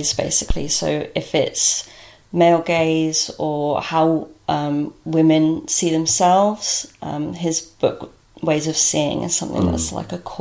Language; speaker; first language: English; native; English